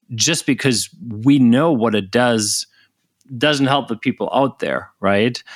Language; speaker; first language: English; non-native, fluent; German